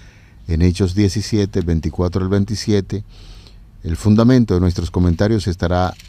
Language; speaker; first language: Spanish; native; Spanish